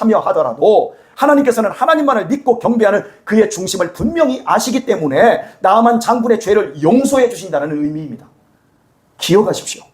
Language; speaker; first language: Korean; native; Korean